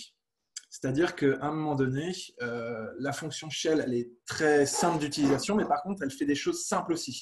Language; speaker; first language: French; native; French